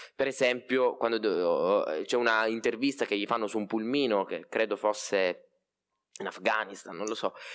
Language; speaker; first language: Italian; native; Italian